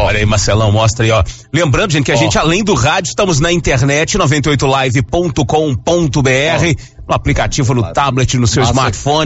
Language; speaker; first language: Portuguese; native; Portuguese